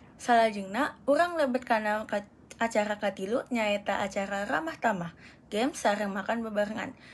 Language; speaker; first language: Sundanese; native; Sundanese